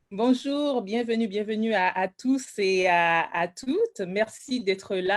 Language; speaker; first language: French; native; French